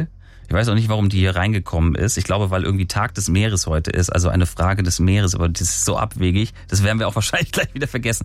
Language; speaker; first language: German; native; German